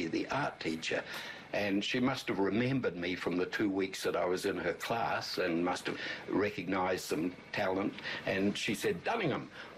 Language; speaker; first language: English; native; English